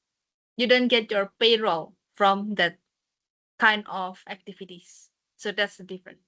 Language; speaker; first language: English; non-native, fluent; Indonesian